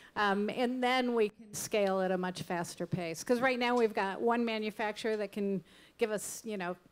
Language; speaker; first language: English; native; English